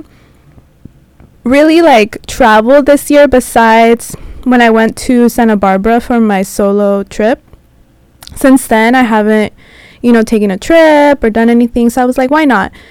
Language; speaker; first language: English; early bilingual, other home language; Spanish